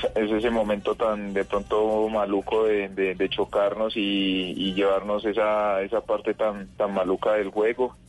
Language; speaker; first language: Spanish; native; Spanish